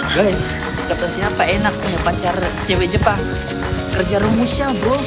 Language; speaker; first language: Indonesian; native; Indonesian